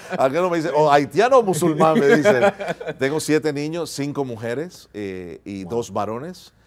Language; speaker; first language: Spanish; native; Spanish